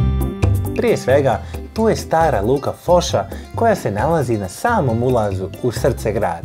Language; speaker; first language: Croatian; native; Croatian